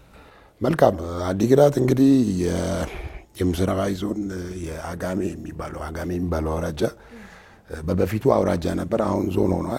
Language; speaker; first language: Amharic; non-native, local second language; Tigrinya